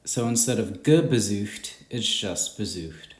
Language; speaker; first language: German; non-native, learner; English